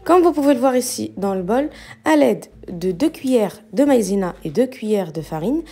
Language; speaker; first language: French; non-native, local second language; Arabic